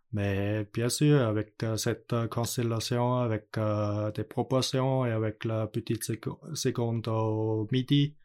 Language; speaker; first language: French; non-native, learner; German